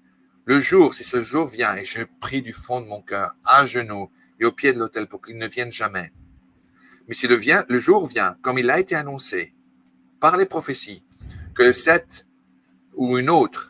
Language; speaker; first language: French; native; French